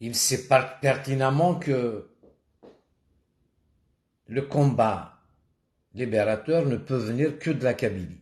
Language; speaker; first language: French; non-native, local second language; Kabyle